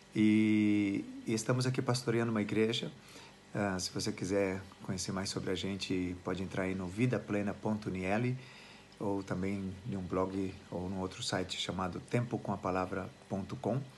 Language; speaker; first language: Portuguese; native; Portuguese